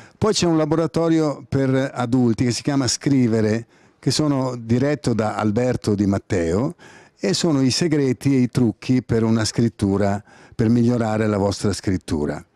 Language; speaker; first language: Italian; native; Italian